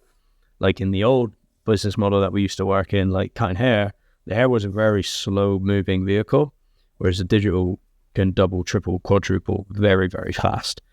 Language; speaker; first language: English; native; English